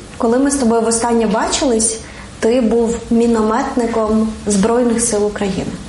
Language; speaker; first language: Ukrainian; native; Ukrainian